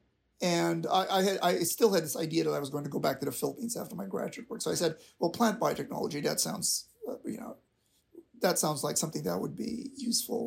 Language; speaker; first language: English; non-native, local second language; Filipino